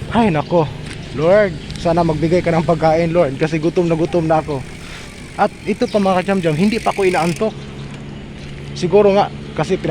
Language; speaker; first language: Filipino; non-native, local second language; Cebuano